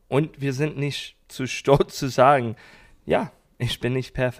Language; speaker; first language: German; non-native, learner; English